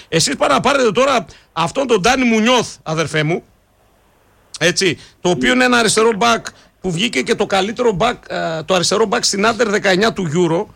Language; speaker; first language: Greek; native; Greek